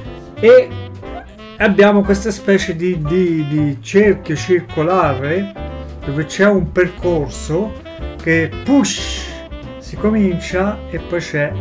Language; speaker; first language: Italian; native; Italian